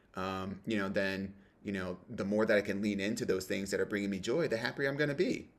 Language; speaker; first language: English; native; English